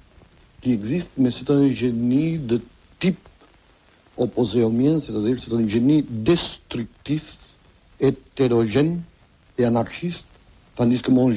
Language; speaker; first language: French; non-native, fluent; Catalan